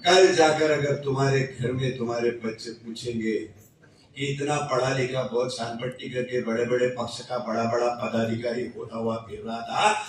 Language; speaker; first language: Hindi; non-native, local second language; Marathi